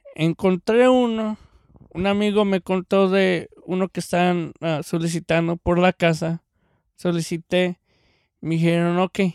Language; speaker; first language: Spanish; early bilingual, heritage; Spanish